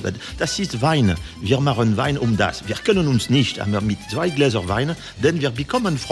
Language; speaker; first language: German; non-native, fluent; French